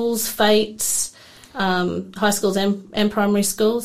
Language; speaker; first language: English; native; English